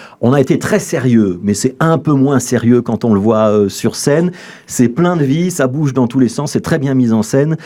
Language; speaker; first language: French; native; French